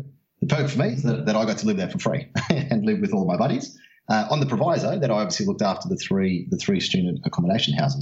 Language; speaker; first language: English; native; English